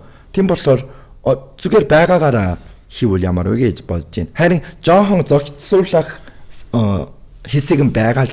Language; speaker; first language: Mongolian; non-native, fluent; Korean